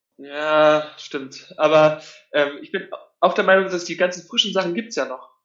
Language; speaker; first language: German; native; German